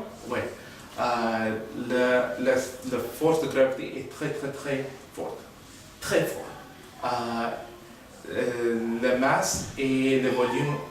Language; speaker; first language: French; non-native, learner; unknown